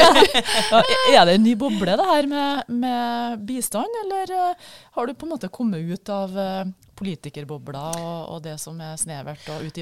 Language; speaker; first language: Norwegian; native; Norwegian